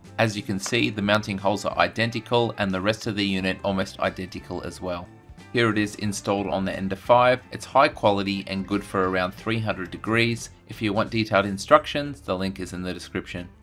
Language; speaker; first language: English; native; English